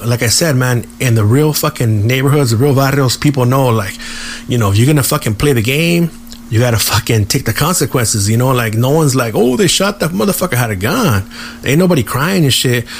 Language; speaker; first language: English; early bilingual, other home language; Spanish